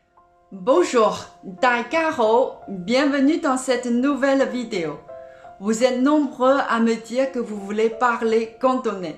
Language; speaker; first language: French; non-native, fluent; Cantonese